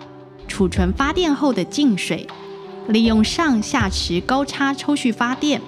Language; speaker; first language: Chinese; native; Chinese